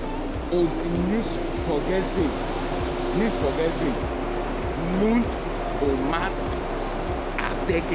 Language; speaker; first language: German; non-native, learner; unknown